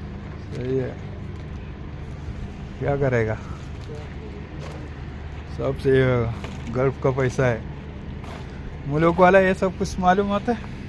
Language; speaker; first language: Hindi; non-native, learner; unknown